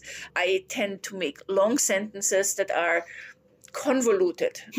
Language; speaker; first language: English; non-native, fluent; German